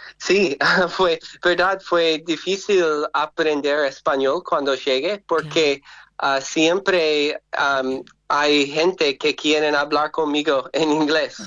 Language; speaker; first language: Spanish; non-native, learner; English